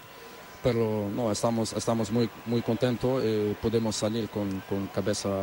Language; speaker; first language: Spanish; non-native, learner; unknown